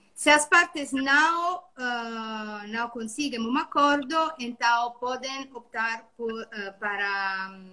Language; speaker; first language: Portuguese; non-native, learner; Italian